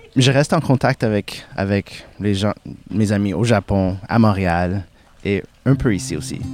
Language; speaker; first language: French; non-native, local second language; English